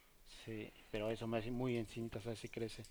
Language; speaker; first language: Spanish; non-native, local second language; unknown